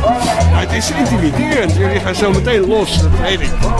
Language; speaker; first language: Dutch; native; Dutch